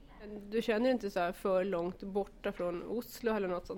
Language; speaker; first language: Swedish; native; Swedish